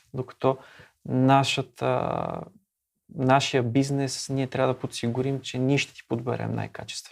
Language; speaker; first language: Bulgarian; native; Bulgarian